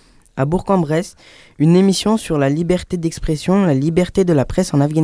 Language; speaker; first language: French; native; French